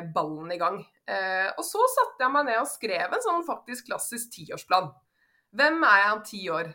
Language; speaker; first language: Norwegian; native; Norwegian